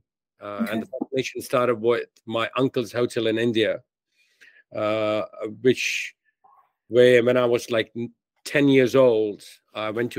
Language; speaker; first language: English; non-native, local second language; Hindi